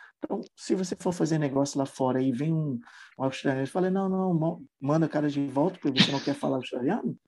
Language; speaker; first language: Portuguese; non-native, fluent; English